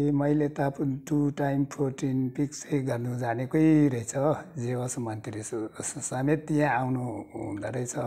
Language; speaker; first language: Nepali; non-native, local second language; Sherpa